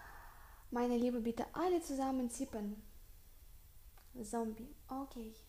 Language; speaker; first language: German; non-native, learner; Russian